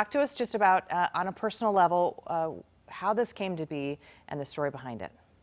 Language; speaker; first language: English; native; English